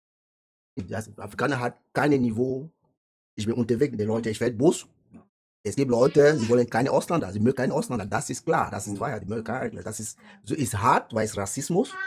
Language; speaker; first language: German; non-native, learner; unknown